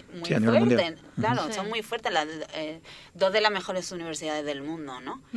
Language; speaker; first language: Spanish; native; Spanish